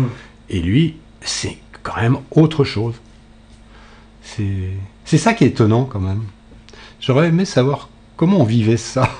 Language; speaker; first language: French; native; French